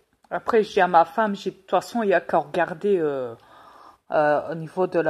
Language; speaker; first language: French; native; French